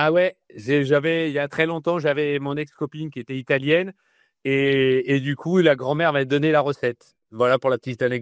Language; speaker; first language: French; native; French